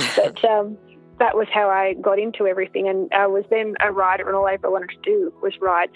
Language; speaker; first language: English; native; English